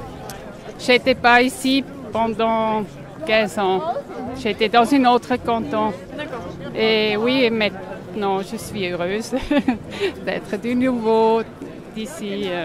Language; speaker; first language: French; non-native, local second language; German